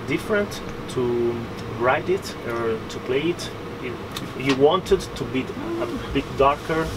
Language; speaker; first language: English; non-native, fluent; Italian